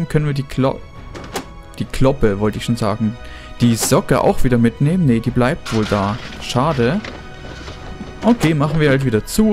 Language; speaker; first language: German; native; German